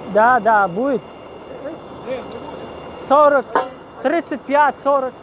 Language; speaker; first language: Russian; non-native, local second language; Tajik